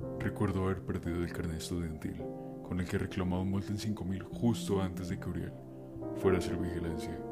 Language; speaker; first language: Spanish; native; Spanish